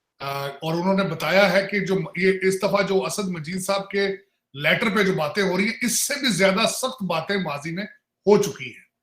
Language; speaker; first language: Urdu; native; Urdu